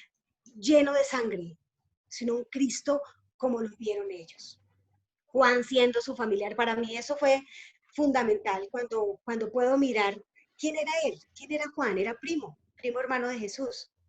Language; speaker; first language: Spanish; native; Spanish